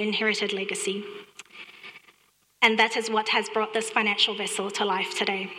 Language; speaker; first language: English; non-native, fluent; Divehi